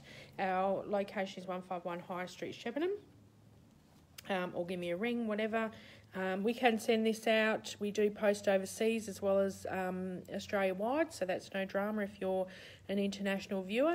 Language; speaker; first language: English; native; English